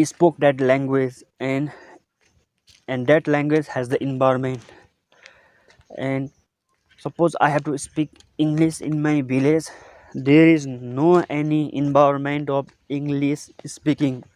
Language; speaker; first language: English; non-native, local second language; Nepali